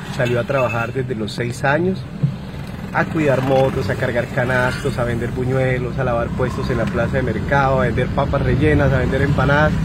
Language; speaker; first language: Spanish; native; Spanish